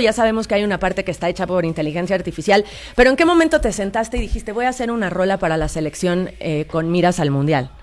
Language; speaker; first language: Spanish; native; Spanish